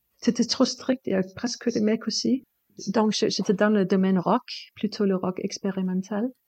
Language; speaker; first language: French; non-native, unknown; Danish